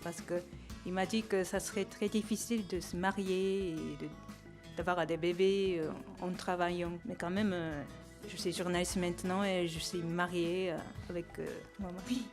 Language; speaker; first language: French; non-native, fluent; Japanese